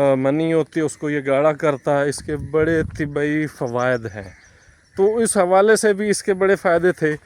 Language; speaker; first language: Urdu; non-native, local second language; Punjabi